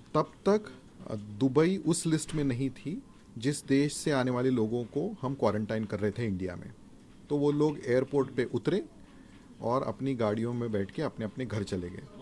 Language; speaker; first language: Hindi; non-native, local second language; Marathi